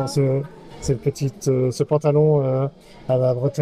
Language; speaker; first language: French; native; French